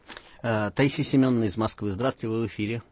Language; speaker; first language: Russian; native; Russian